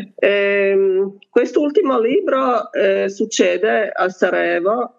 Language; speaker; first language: Italian; non-native, fluent; Bosnian